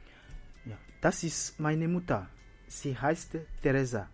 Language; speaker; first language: German; non-native, fluent; French